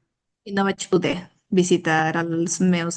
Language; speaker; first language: Catalan; non-native, learner; Spanish